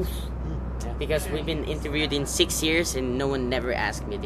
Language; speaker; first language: English; non-native, fluent; Norwegian